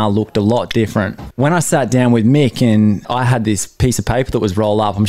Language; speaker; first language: English; native; English